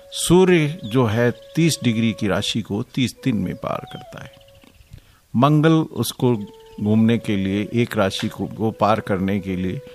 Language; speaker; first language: Hindi; native; Hindi